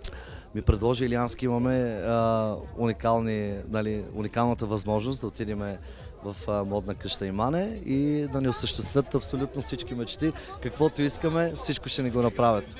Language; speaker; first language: Bulgarian; native; Bulgarian